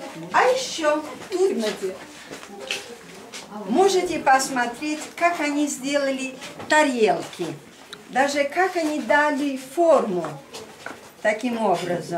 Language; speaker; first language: Russian; non-native, fluent; Albanian